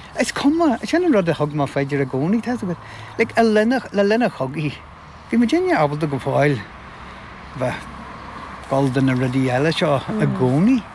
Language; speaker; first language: Irish; non-native, local second language; English